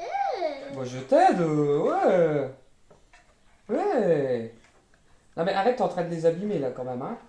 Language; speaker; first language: French; native; French